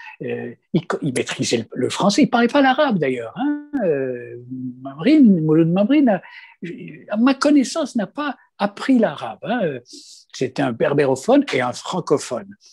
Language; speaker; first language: French; non-native, local second language; Kabyle